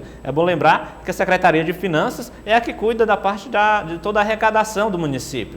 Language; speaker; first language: Portuguese; native; Portuguese